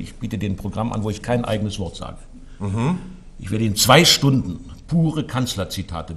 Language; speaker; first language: German; native; German